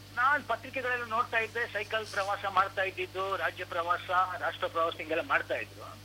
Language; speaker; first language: Kannada; non-native, local second language; Marathi